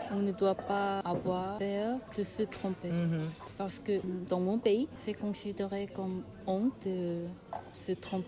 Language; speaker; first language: French; non-native, learner; Korean